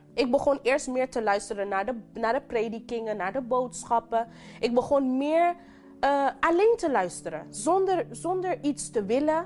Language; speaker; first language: Dutch; non-native, local second language; English